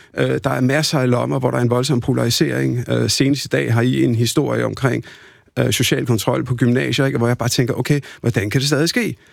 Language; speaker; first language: Danish; early bilingual, other home language; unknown